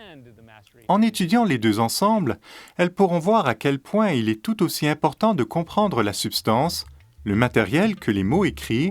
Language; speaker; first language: French; native; French